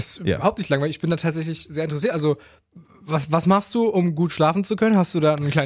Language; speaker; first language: German; native; German